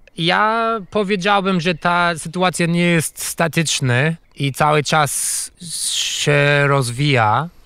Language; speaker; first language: Polish; non-native, fluent; English